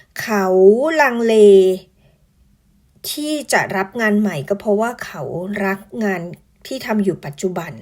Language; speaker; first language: Thai; native; Thai